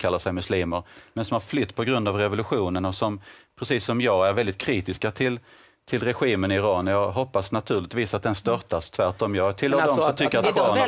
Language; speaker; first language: Swedish; native; Swedish